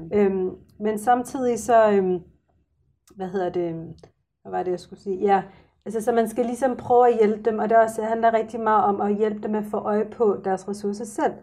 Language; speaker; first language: Danish; early bilingual, other home language; Arabic